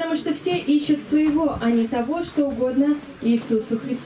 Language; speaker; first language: Russian; native; Russian